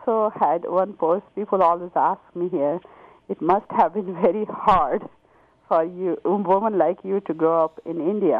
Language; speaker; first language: English; non-native, local second language; Hindi